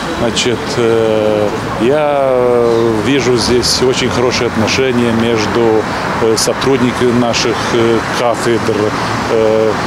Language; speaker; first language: Russian; non-native, local second language; Romanian